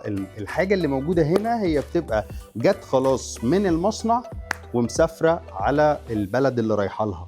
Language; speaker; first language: Arabic; native; Arabic